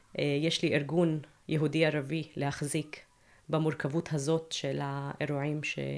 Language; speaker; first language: Hebrew; non-native, local second language; Arabic